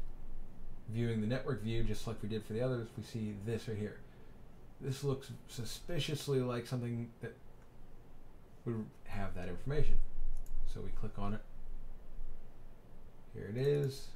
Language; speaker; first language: English; native; English